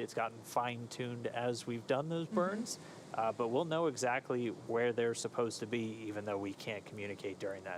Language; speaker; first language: English; native; English